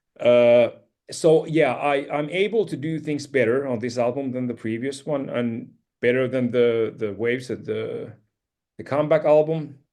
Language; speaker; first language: English; non-native, fluent; Finnish